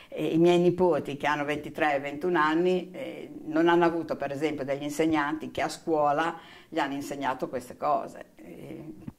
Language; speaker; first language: Italian; native; Italian